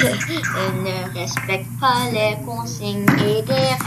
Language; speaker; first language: French; early bilingual, other home language; Korean